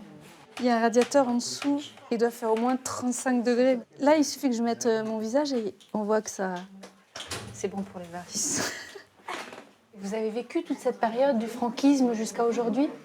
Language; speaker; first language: French; native; French